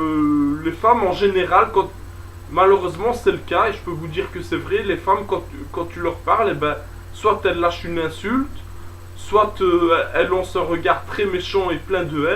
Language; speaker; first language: French; native; French